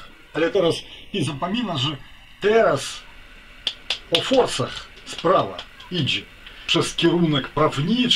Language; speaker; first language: Polish; non-native, fluent; Ukrainian